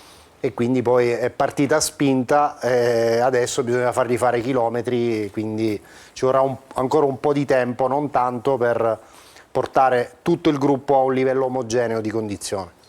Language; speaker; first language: Italian; native; Italian